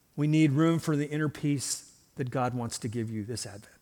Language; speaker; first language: English; early bilingual, other home language; Swedish